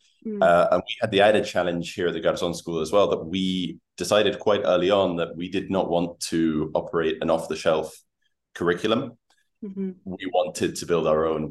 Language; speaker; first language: English; native; English